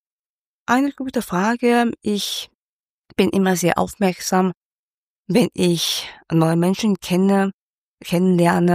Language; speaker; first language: German; non-native, fluent; Cantonese